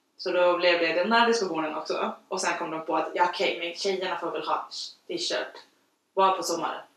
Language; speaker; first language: Swedish; non-native, fluent; Spanish